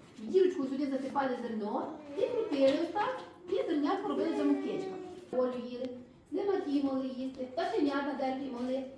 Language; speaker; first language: Ukrainian; native; Ukrainian